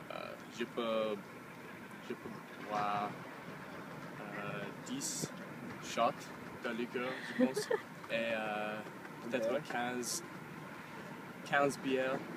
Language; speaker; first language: French; non-native, learner; English